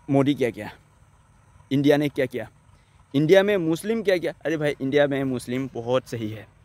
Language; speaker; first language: Hindi; non-native, local second language; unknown